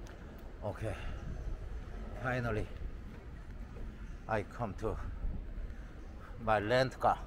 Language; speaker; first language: English; non-native, learner; Korean